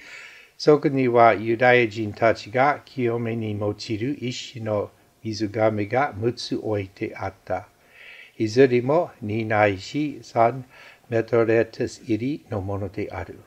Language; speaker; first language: Japanese; non-native, fluent; English